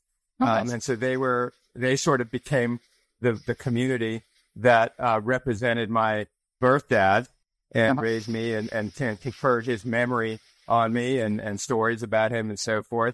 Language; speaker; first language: English; native; English